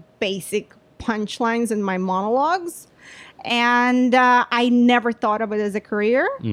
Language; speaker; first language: English; non-native, fluent; Russian